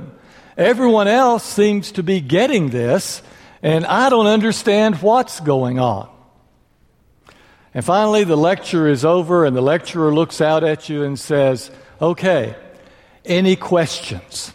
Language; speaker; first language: English; native; English